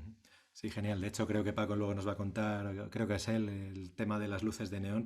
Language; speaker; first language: Spanish; native; Spanish